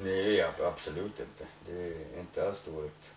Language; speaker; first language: Swedish; non-native, learner; English